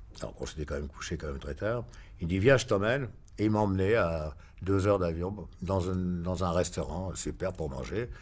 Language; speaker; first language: French; native; French